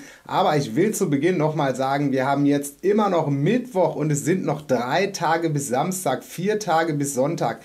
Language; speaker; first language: German; native; German